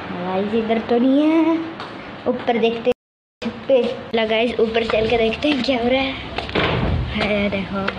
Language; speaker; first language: Hindi; native; Hindi